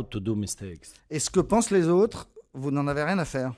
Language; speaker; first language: French; native; French